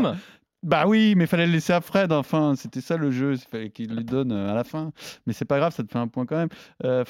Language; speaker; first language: French; native; French